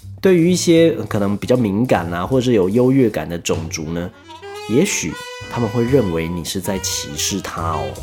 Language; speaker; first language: Chinese; native; Chinese